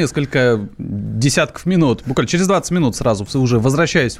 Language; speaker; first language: Russian; native; Russian